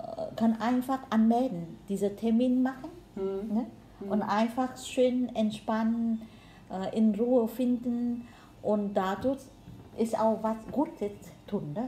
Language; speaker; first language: German; non-native, learner; Vietnamese